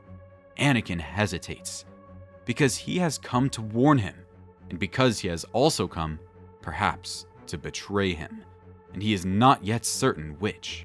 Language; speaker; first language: English; native; English